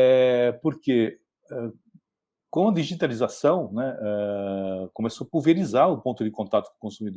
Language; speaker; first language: Portuguese; native; Portuguese